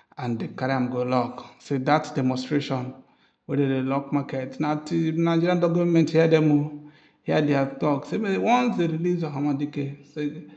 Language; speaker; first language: Nigerian Pidgin; non-native, local second language; Igbo